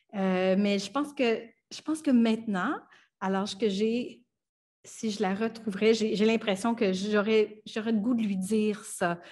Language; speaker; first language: French; non-native, local second language; English